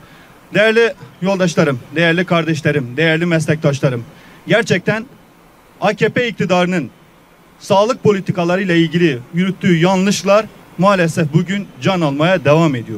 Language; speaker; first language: Turkish; native; Turkish